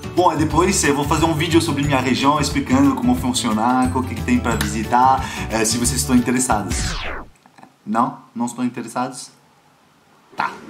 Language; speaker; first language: Portuguese; non-native, fluent; French